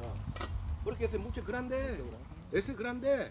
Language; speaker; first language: Spanish; non-native, learner; Korean